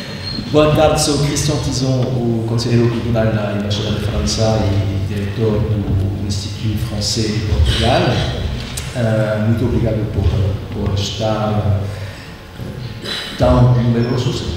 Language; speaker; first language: Portuguese; non-native, learner; French